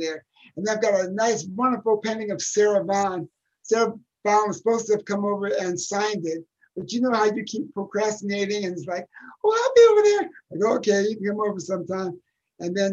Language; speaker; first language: English; native; English